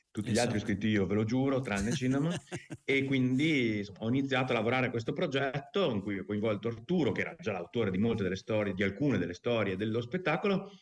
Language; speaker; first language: Italian; native; Italian